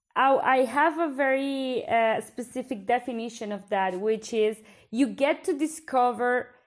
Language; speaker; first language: English; non-native, fluent; Spanish